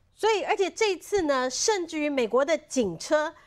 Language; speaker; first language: Chinese; native; Chinese